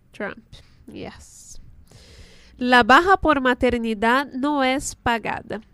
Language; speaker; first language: Spanish; non-native, fluent; Portuguese